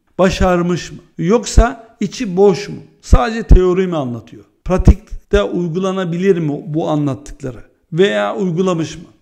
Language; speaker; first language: Turkish; early bilingual, heritage; Turkish